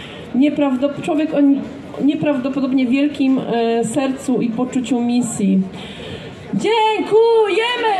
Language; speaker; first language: Polish; native; Polish